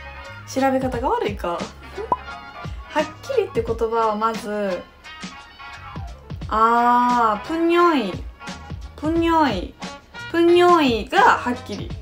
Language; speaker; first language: Japanese; native; Japanese